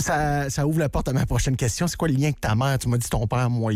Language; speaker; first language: French; native; French